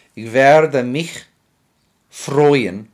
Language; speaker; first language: German; non-native, fluent; English